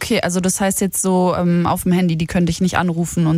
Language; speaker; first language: German; native; German